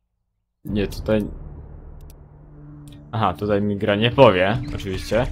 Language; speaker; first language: Polish; native; Polish